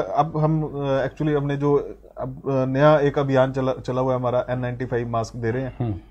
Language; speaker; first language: Hindi; native; Hindi